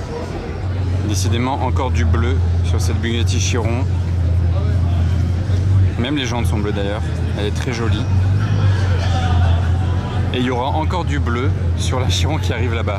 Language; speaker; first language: French; native; French